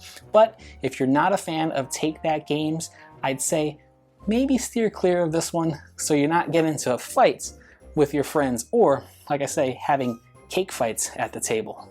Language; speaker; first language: English; native; English